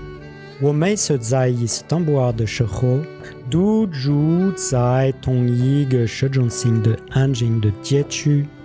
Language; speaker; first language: Chinese; non-native, learner; French